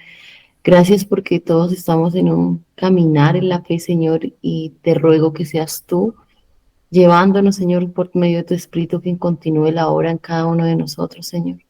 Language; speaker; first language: Spanish; native; Spanish